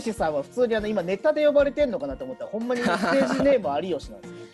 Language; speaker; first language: Japanese; native; Japanese